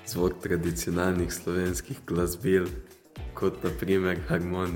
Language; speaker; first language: Slovenian; early bilingual, heritage; Slovenian